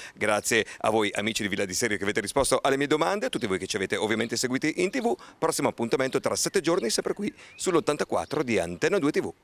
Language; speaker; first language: Italian; native; Italian